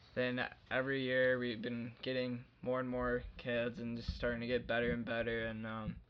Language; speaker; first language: English; native; English